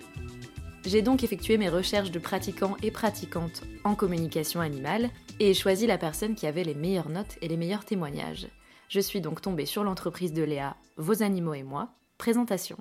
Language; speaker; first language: French; native; French